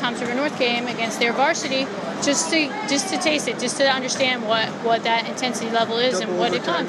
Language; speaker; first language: English; native; English